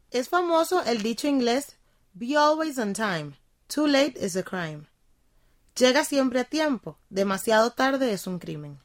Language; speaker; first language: Spanish; native; Spanish